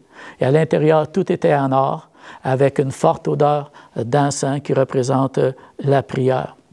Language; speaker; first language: French; native; French